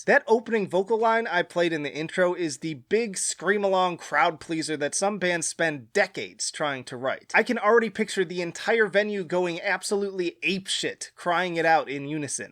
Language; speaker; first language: English; native; English